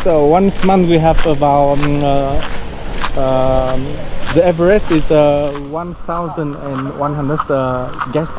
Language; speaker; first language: English; non-native, fluent; Vietnamese